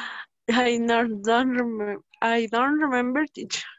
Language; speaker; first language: English; non-native, learner; Spanish